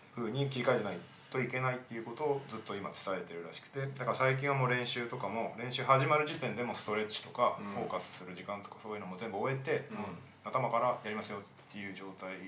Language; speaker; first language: Japanese; native; Japanese